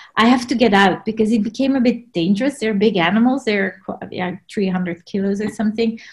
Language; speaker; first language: English; non-native, fluent; Dutch